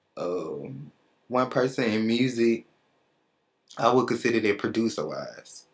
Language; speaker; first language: English; native; English